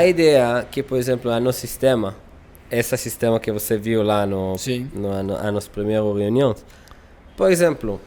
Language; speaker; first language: Portuguese; non-native, learner; Hebrew